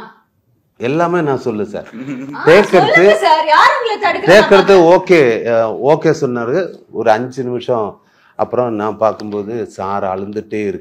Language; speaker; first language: Tamil; non-native, learner; Malayalam